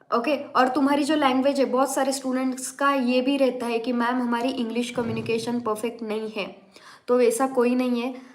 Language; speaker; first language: Hindi; non-native, local second language; Marathi